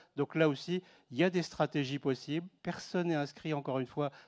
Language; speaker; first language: French; native; French